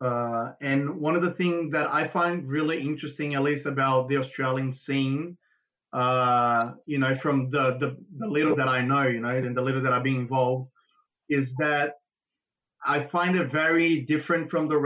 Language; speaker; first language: English; non-native, fluent; Portuguese